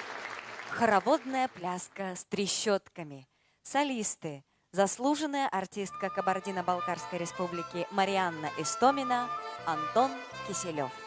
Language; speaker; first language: Russian; native; Russian